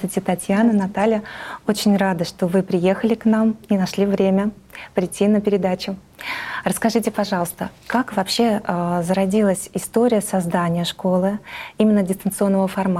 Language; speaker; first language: Russian; native; Russian